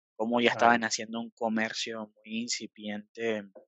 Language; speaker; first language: Spanish; native; Spanish